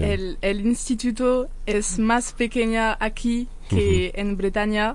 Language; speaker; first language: Spanish; non-native, learner; French